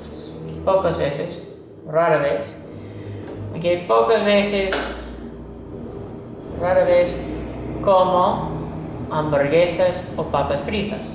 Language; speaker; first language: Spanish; non-native, fluent; English